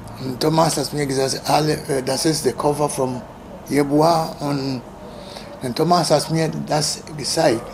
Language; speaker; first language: German; non-native, learner; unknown